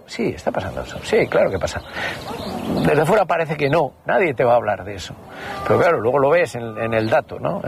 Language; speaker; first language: Spanish; native; Spanish